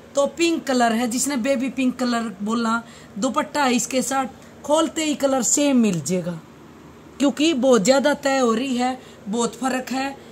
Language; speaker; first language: Hindi; non-native, local second language; Haryanvi